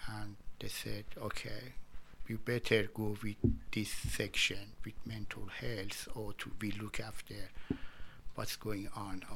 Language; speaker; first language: English; non-native, learner; Persian